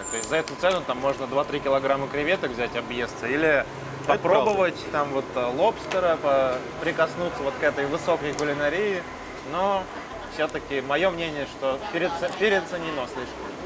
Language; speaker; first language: Russian; native; Russian